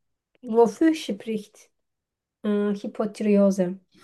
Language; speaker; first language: German; non-native, learner; Turkish